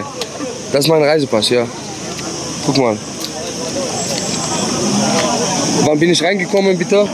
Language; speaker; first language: German; non-native, learner; Arabic